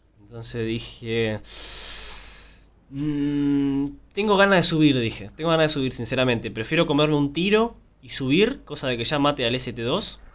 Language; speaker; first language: Spanish; native; Spanish